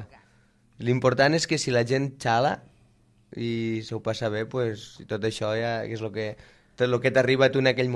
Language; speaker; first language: Catalan; native; Catalan